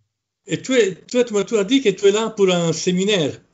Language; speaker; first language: French; non-native, fluent; Italian